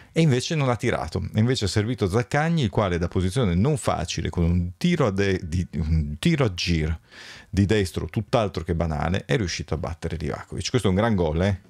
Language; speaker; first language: Italian; native; Italian